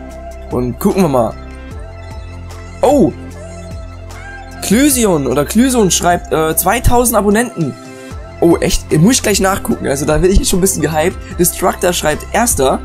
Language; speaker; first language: German; native; German